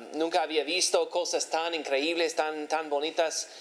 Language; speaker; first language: Spanish; non-native, learner; English